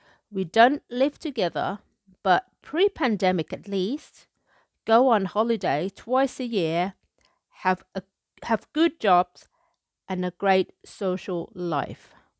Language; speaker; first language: English; non-native, fluent; Thai